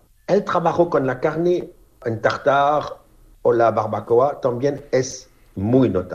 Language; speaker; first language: Spanish; non-native, fluent; French